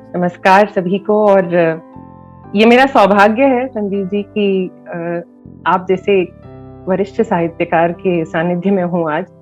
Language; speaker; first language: Hindi; non-native, local second language; Tamil